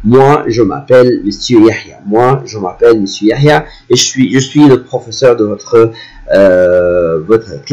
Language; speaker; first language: French; non-native, fluent; Arabic